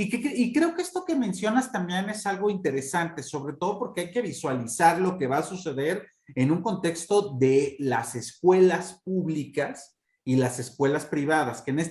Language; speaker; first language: Spanish; native; Spanish